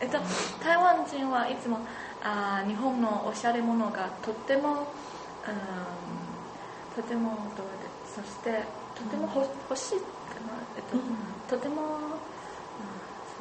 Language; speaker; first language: Japanese; non-native, learner; Chinese